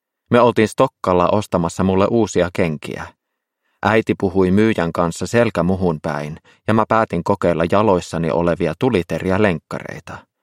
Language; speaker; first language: Finnish; native; Finnish